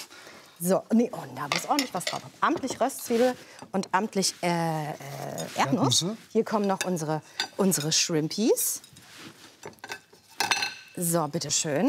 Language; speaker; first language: German; native; German